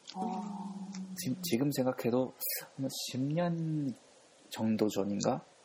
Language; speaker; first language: Korean; non-native, fluent; Japanese